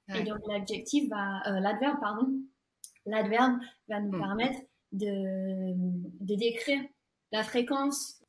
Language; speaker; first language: French; non-native, fluent; English